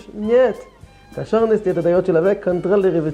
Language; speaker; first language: Russian; non-native, learner; Hebrew